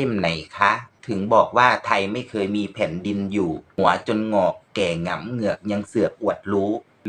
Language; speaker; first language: Thai; native; Thai